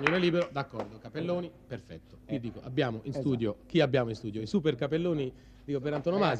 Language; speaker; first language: Italian; native; Italian